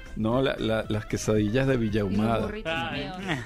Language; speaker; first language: Spanish; native; Spanish